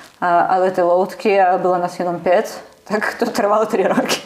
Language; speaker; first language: Czech; non-native, learner; Russian